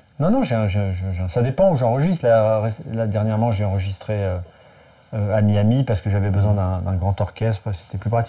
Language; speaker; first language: French; native; French